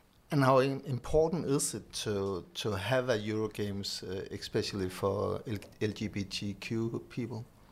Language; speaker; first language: English; non-native, learner; Danish